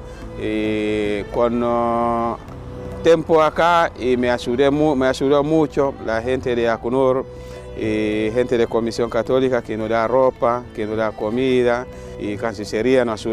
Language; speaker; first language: Spanish; non-native, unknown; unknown